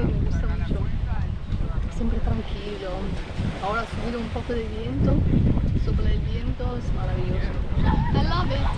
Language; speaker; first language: Spanish; non-native, fluent; Italian